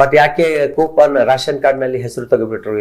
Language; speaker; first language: Kannada; non-native, local second language; Telugu